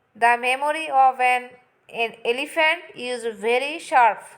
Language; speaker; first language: English; non-native, local second language; Assamese